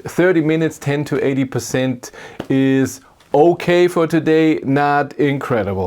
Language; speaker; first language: English; non-native, fluent; German